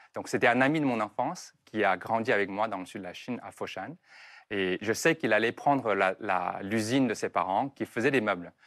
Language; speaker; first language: French; non-native, fluent; Chinese